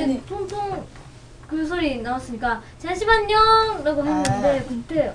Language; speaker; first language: Korean; non-native, learner; Japanese